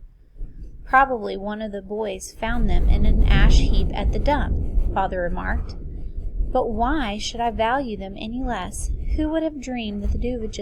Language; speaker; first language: English; native; English